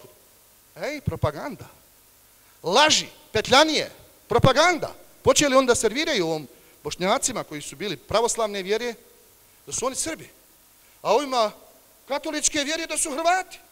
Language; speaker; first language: Serbian; native; Serbian